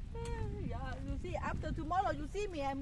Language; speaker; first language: English; non-native, learner; Dutch